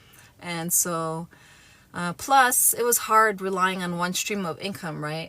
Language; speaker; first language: English; native; English